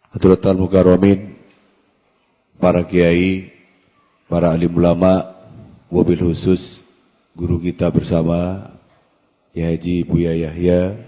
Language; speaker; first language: Indonesian; non-native, local second language; Madurese